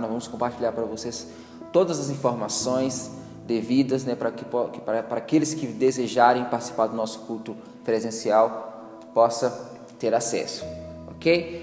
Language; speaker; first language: Portuguese; native; Portuguese